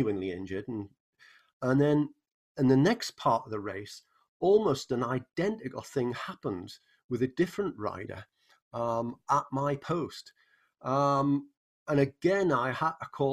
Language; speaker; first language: English; native; English